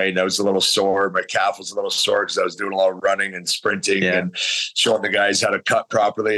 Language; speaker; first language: English; native; English